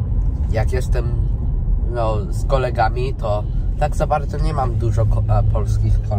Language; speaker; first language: Polish; early bilingual, heritage; Polish